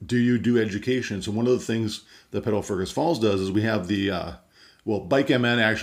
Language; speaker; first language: English; native; English